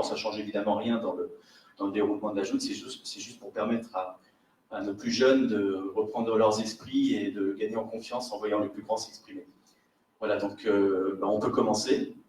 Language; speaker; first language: French; native; French